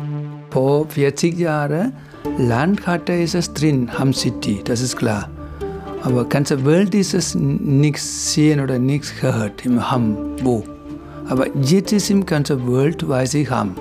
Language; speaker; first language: German; non-native, learner; Tamil